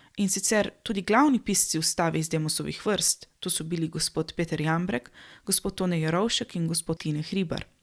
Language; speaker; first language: Slovenian; native; Slovenian